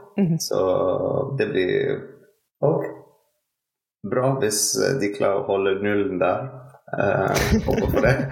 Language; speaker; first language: Norwegian; non-native, fluent; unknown